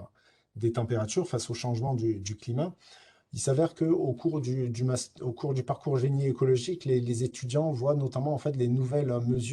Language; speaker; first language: French; native; French